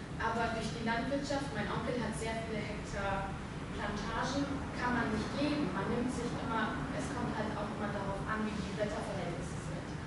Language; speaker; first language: German; early bilingual, other home language; Armenian